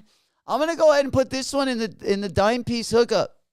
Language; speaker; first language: English; native; English